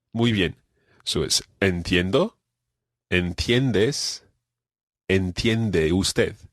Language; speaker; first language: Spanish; non-native, fluent; English